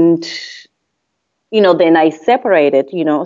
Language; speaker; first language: English; non-native, fluent; Spanish